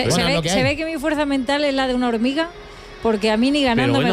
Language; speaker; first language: Spanish; native; Spanish